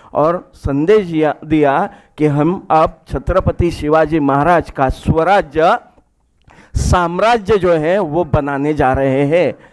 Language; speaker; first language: Hindi; non-native, local second language; Marathi